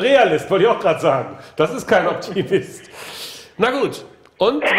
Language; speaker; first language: German; native; German